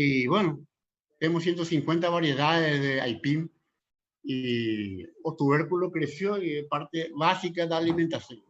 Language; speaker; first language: Portuguese; non-native, local second language; Spanish